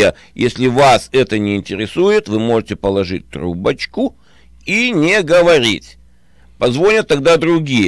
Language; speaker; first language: Russian; native; Russian